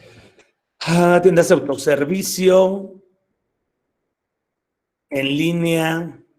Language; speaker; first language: Spanish; native; Spanish